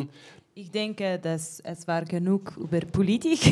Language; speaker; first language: German; non-native, learner; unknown